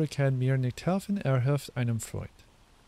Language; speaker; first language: German; non-native, learner; English